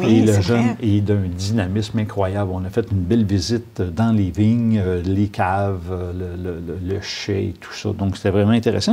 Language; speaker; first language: French; native; French